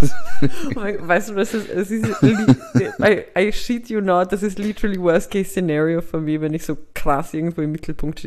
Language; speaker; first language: German; native; German